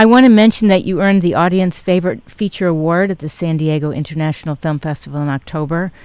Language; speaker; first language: English; native; English